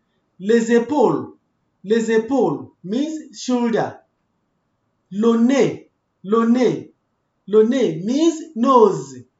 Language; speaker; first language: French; non-native, fluent; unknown